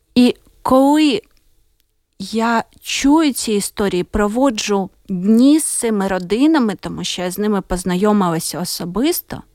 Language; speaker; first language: Ukrainian; native; Ukrainian